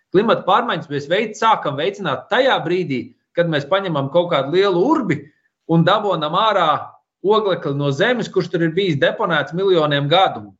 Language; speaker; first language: Latvian; native; Latvian